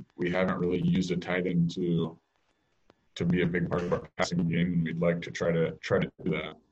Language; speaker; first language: English; native; English